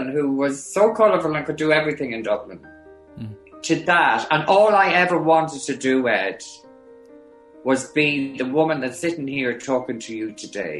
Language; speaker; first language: English; native; English